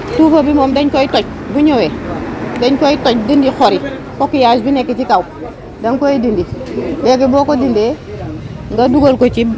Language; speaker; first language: Wolof; non-native, local second language; Serer